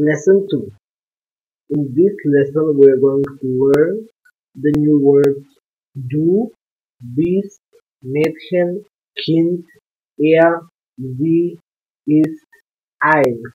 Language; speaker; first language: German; non-native, learner; English